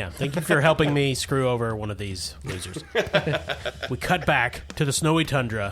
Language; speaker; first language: English; native; English